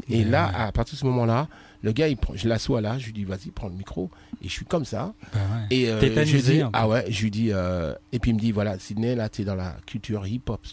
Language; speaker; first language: French; native; French